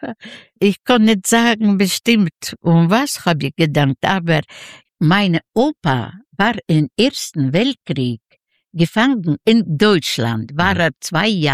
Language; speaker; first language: German; non-native, learner; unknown